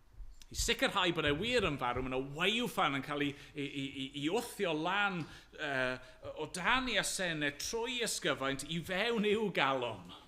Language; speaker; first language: Welsh; native; Welsh